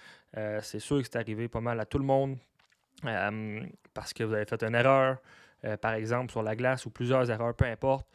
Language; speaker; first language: French; native; French